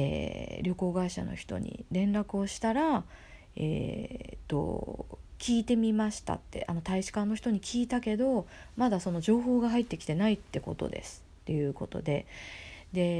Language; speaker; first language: Japanese; native; Japanese